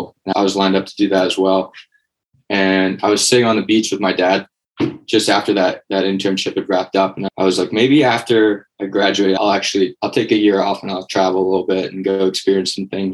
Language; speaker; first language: English; native; English